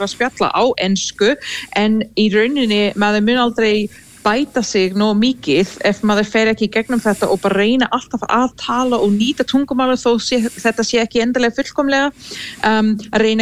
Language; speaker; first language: Icelandic; non-native, fluent; English